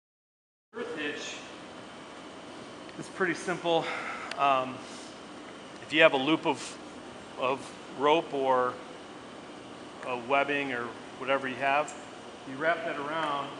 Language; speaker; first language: English; native; English